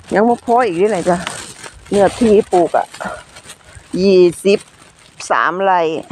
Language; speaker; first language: Thai; native; Thai